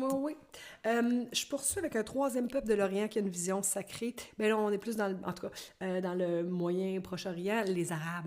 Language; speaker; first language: French; native; French